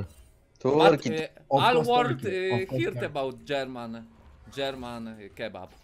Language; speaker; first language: English; non-native, learner; Polish